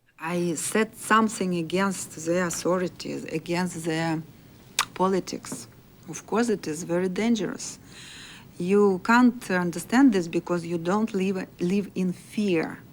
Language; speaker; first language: English; non-native, learner; Russian